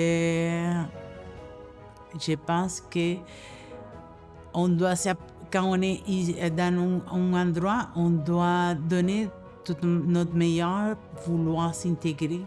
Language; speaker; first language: French; non-native, fluent; Spanish